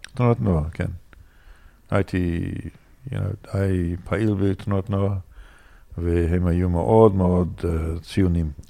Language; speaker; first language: Hebrew; non-native, fluent; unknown